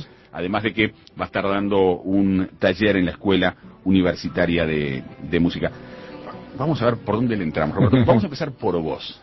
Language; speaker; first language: Spanish; native; Spanish